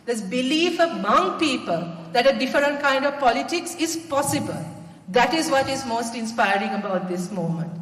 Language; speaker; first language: English; non-native, local second language; Sinhala